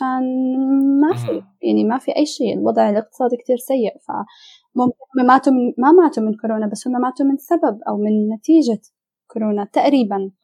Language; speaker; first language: Arabic; native; Arabic